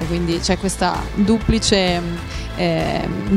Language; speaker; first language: Italian; native; Italian